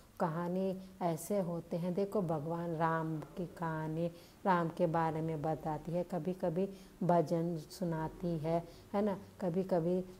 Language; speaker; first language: Hindi; non-native, local second language; Telugu